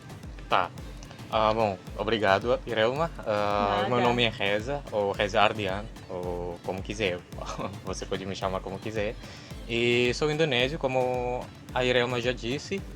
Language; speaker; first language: Portuguese; non-native, fluent; Indonesian